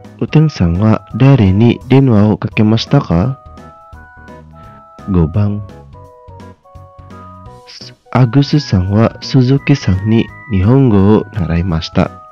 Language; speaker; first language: Japanese; non-native, fluent; Indonesian